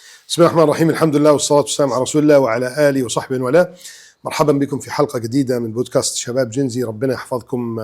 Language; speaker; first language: Arabic; native; Arabic